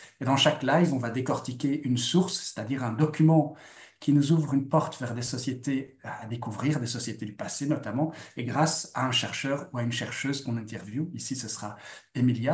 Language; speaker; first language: French; native; French